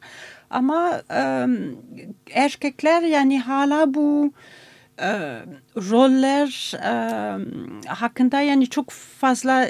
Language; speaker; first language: Turkish; non-native, fluent; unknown